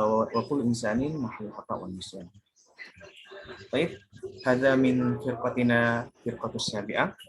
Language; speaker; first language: Arabic; non-native, learner; Indonesian